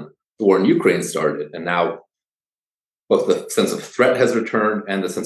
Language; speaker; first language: English; early bilingual, other home language; Polish